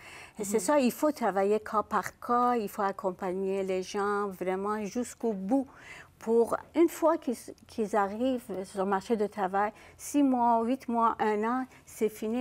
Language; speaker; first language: French; non-native, fluent; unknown